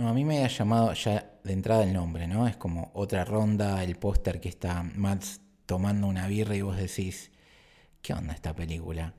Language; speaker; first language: Spanish; native; Spanish